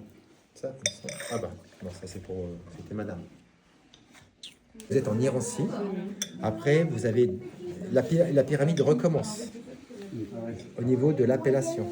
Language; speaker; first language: French; native; French